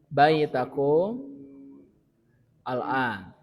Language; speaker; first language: Arabic; non-native, fluent; Indonesian